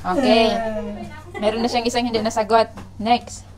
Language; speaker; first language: Filipino; non-native, local second language; Cebuano